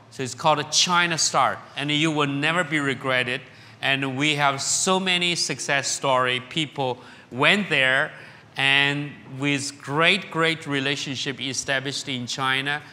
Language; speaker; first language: English; non-native, fluent; Chinese